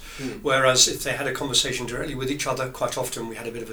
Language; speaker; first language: English; native; English